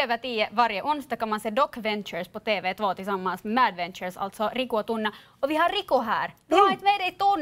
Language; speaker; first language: Swedish; native; Swedish